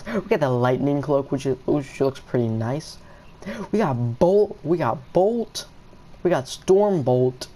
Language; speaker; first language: English; native; English